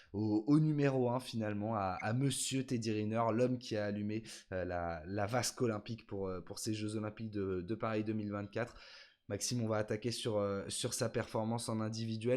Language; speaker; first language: French; native; French